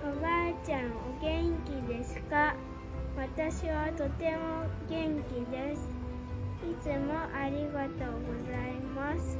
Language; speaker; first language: Japanese; early bilingual, heritage; Japanese